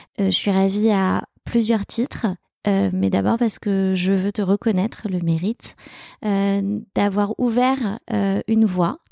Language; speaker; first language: French; native; French